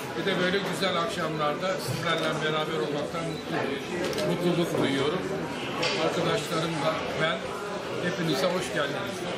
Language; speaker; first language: Turkish; native; Turkish